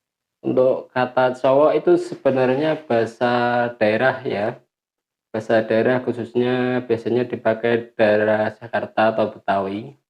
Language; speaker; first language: Indonesian; non-native, local second language; Javanese